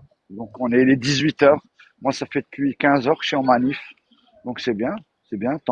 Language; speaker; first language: French; native; French